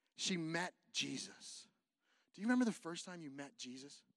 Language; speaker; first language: English; native; English